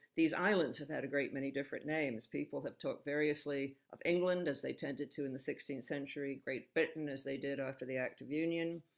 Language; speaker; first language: English; native; English